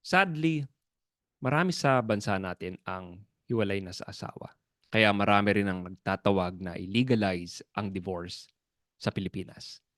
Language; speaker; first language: Filipino; native; Filipino